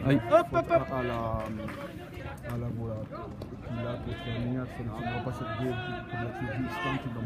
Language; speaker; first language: Swedish; non-native, fluent; French